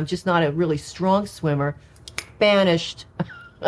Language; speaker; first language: English; native; English